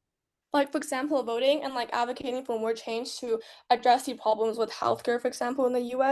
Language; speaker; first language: English; non-native, fluent; Chinese